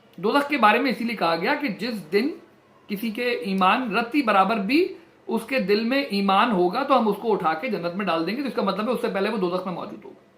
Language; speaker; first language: Urdu; non-native, local second language; Punjabi